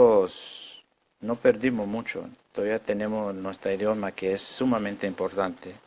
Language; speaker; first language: Spanish; non-native, local second language; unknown